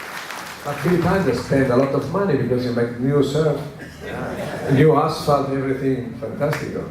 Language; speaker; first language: English; non-native, learner; Italian